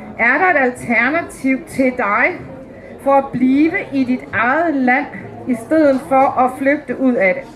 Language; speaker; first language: Danish; native; Danish